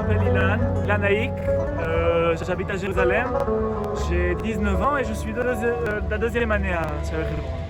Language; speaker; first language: French; early bilingual, heritage; French